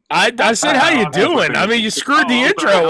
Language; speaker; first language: English; native; English